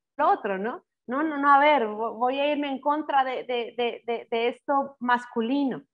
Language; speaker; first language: Spanish; native; Spanish